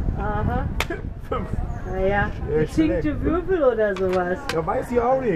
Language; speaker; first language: German; non-native, learner; Turkish